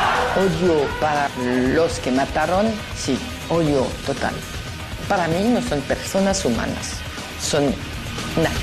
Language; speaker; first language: Spanish; non-native, fluent; French